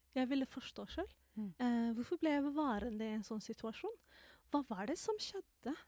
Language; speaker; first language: Norwegian; non-native, fluent; Somali